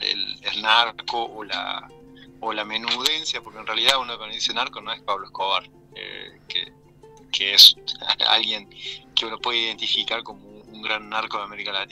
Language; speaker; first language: Spanish; native; Spanish